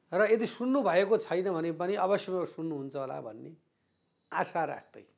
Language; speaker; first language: Nepali; native; Nepali